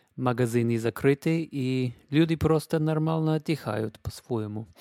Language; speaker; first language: Russian; non-native, fluent; English